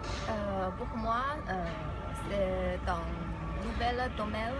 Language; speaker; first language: French; non-native, learner; Chinese